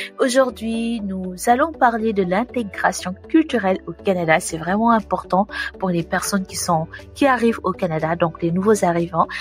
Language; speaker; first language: French; non-native, local second language; Wolof